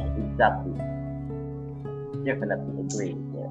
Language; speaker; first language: English; non-native, fluent; Indonesian